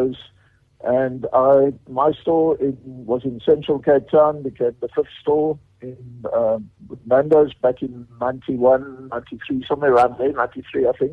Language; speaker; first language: English; native; English